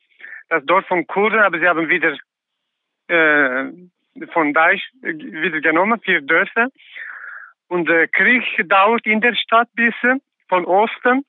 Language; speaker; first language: German; non-native, learner; Kurdish